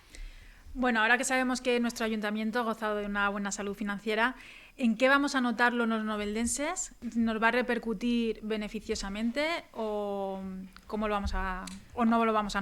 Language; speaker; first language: Spanish; native; Spanish